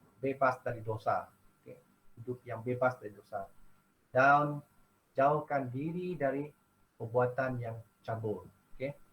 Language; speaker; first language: Malay; non-native, local second language; Iban